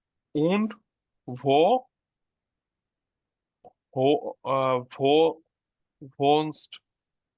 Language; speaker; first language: German; non-native, learner; Bangla